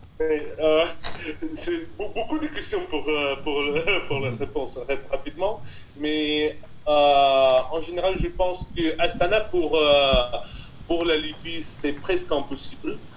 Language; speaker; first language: French; non-native, fluent; Russian